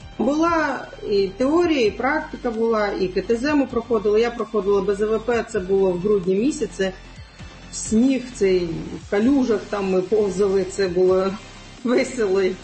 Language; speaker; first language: Ukrainian; non-native, local second language; Crimean Tatar